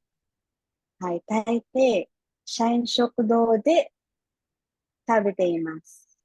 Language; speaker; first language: Japanese; non-native, fluent; Filipino